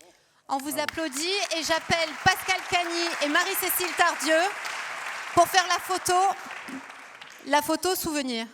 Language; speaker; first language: French; native; French